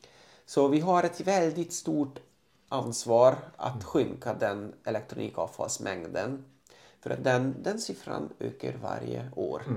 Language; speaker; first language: Swedish; non-native, fluent; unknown